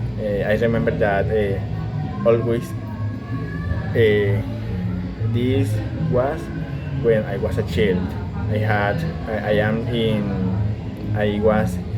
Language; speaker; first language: English; non-native, learner; Spanish